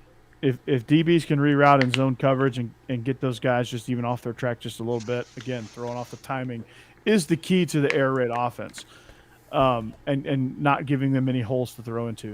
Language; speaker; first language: English; native; English